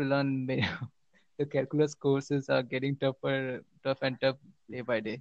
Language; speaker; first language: English; non-native, local second language; Marathi